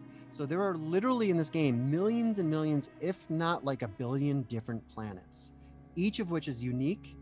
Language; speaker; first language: English; native; English